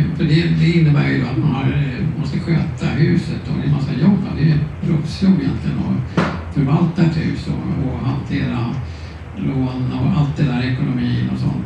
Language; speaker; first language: Swedish; native; Swedish